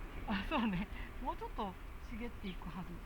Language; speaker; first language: Japanese; native; Japanese